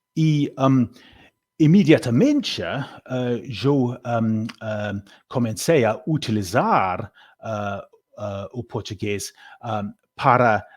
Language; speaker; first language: Portuguese; non-native, learner; English